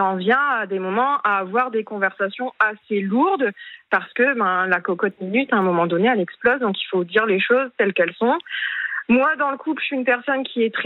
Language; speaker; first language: French; native; French